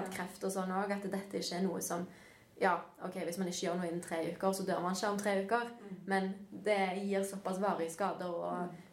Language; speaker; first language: Norwegian; native; Norwegian